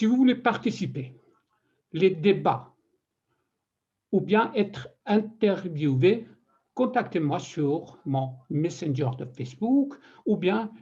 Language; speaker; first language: French; non-native, fluent; Persian